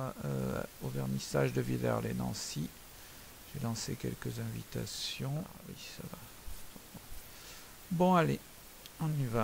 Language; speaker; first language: French; native; French